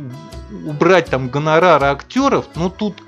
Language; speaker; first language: Russian; native; Russian